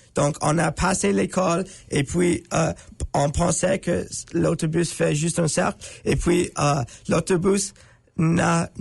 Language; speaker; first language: French; non-native, learner; English